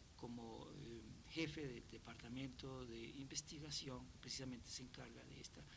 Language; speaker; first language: Spanish; native; Spanish